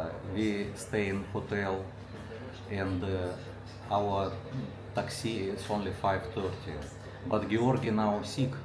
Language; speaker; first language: English; non-native, learner; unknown